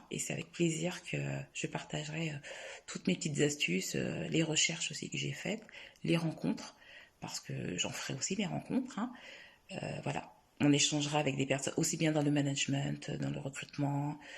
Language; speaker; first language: French; native; French